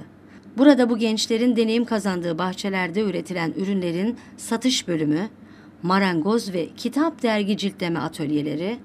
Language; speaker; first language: Turkish; native; Turkish